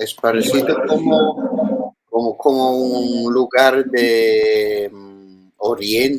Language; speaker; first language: Spanish; non-native, learner; Italian